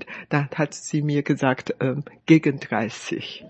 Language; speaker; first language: German; non-native, fluent; Chinese